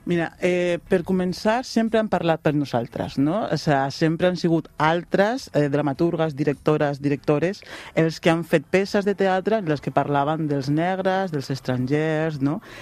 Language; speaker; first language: Catalan; non-native, local second language; Spanish